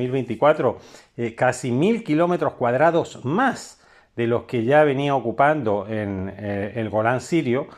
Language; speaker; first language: Spanish; native; Spanish